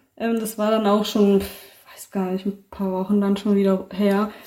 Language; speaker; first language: German; native; German